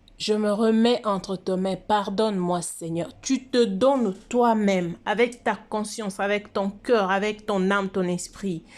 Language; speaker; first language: French; non-native, local second language; Lingala